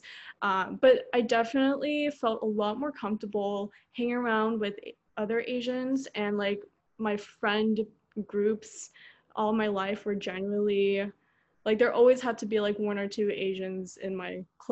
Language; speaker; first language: English; early bilingual, other home language; Korean